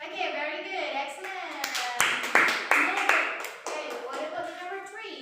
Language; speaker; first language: English; non-native, learner; Indonesian